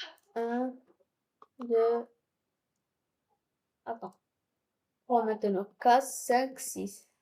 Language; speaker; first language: French; non-native, local second language; Arabic